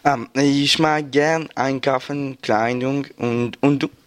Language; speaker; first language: German; non-native, learner; French